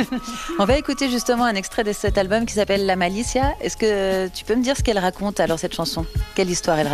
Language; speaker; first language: French; native; French